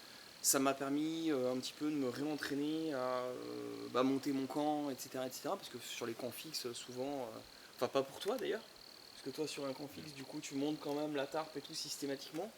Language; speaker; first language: French; native; French